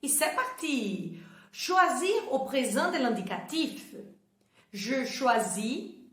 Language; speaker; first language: French; non-native, fluent; Portuguese